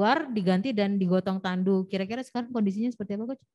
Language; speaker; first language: Indonesian; native; Indonesian